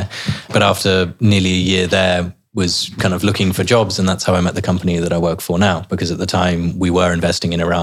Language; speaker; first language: English; native; English